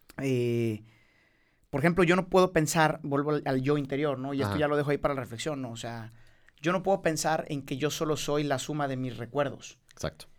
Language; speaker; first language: Spanish; native; Spanish